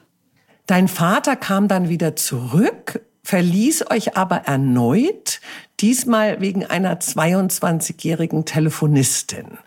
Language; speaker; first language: German; native; German